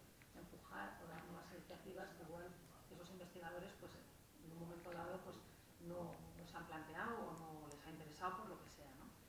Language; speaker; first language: Spanish; native; Spanish